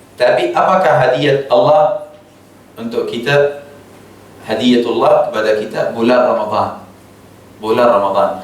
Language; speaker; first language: Malay; non-native, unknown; Arabic